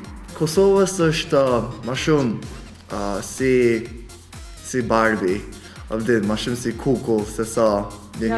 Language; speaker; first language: Albanian; early bilingual, other home language; Korean